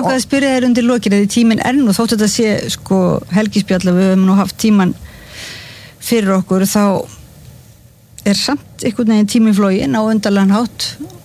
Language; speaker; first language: Icelandic; native; Icelandic